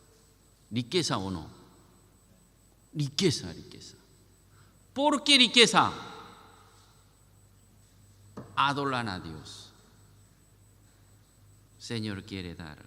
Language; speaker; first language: Spanish; non-native, learner; Korean